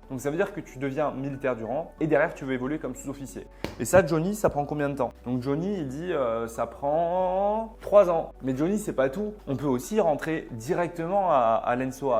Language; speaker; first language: French; native; French